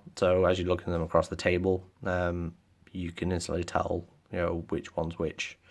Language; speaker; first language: English; native; English